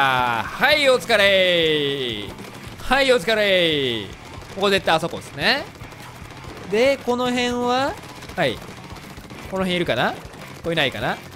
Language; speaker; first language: Japanese; native; Japanese